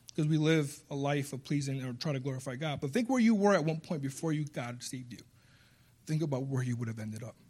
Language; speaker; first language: English; early bilingual, other home language; Spanish